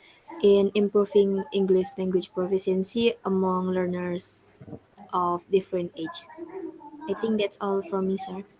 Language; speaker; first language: English; non-native, learner; Indonesian